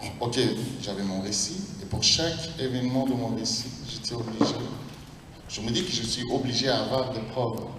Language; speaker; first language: French; non-native, fluent; Persian